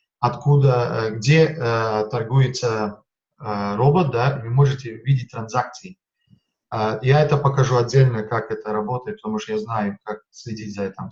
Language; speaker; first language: Russian; non-native, fluent; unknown